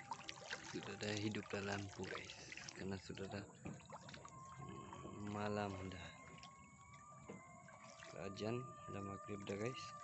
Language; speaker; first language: Indonesian; non-native, fluent; Bangla